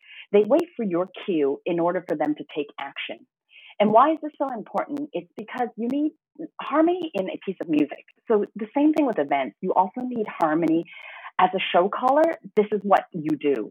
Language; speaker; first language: English; non-native, local second language; Cantonese